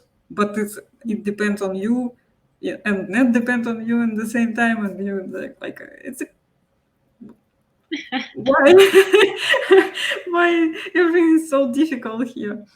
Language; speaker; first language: English; non-native, local second language; Russian